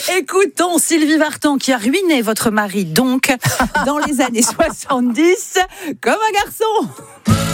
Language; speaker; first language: French; native; French